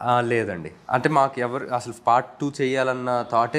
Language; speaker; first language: Telugu; native; Telugu